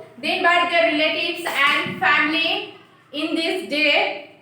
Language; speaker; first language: English; non-native, local second language; Nepali